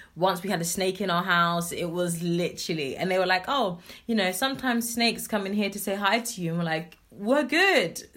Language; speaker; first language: English; native; English